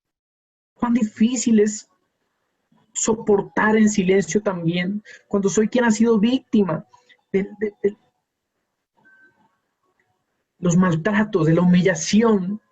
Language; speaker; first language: Spanish; native; Spanish